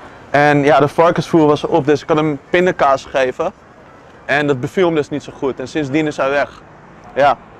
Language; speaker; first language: Dutch; native; Dutch